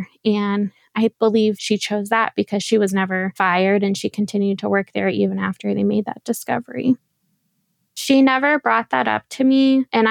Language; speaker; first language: English; native; English